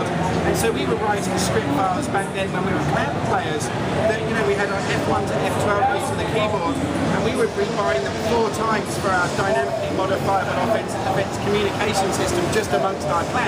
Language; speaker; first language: English; native; English